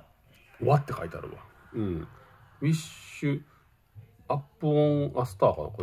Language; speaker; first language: Japanese; native; Japanese